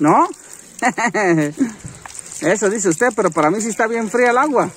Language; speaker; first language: Spanish; native; Spanish